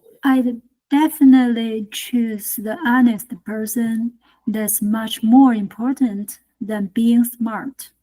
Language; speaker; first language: English; non-native, learner; Chinese